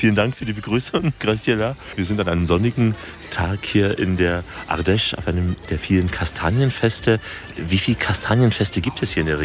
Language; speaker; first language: German; native; German